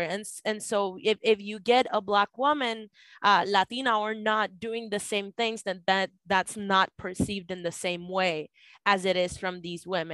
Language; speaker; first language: English; non-native, fluent; Spanish